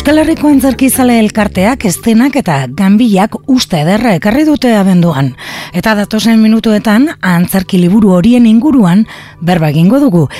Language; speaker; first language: Basque; native; Basque